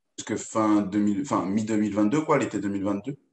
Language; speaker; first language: French; native; French